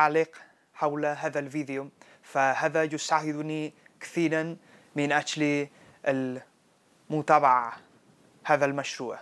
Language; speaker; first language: Arabic; non-native, fluent; Spanish